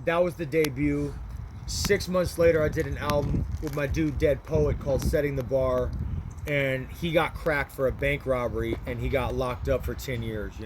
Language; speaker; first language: English; native; English